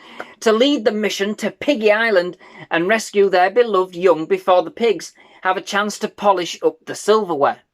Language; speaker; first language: English; native; English